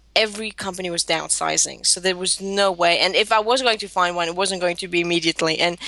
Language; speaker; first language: English; non-native, fluent; Greek